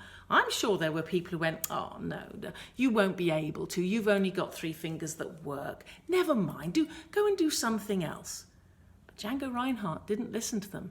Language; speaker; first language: English; native; English